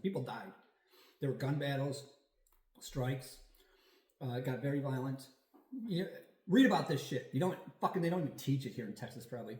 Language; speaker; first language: English; native; English